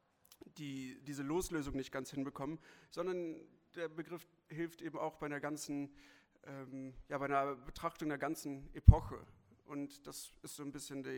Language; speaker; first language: German; native; German